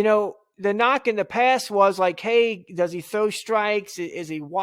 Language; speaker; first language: English; native; English